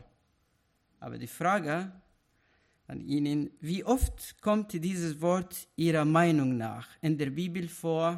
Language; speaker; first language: German; non-native, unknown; Arabic